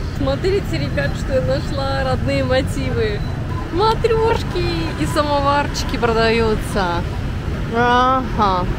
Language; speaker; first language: Russian; native; Russian